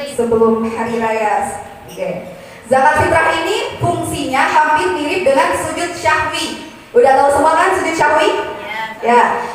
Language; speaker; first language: Indonesian; non-native, local second language; Madurese